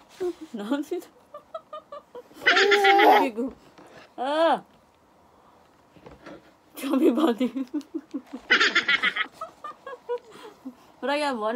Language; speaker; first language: Japanese; non-native, learner; Filipino